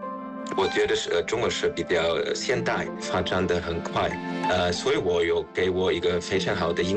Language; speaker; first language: Chinese; non-native, fluent; German